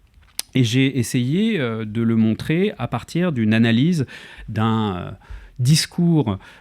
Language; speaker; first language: French; native; French